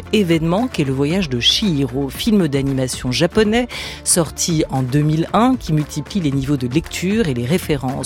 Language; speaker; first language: French; native; French